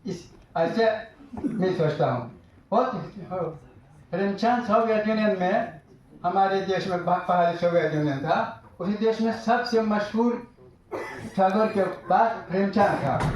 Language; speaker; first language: Hindi; non-native, fluent; Tajik